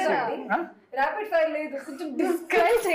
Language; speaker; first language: Telugu; non-native, learner; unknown